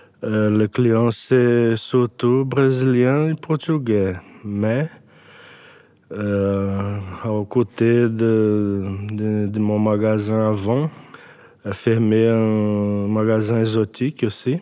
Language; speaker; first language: French; non-native, learner; Portuguese